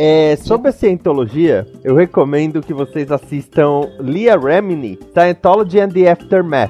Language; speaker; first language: Portuguese; native; Portuguese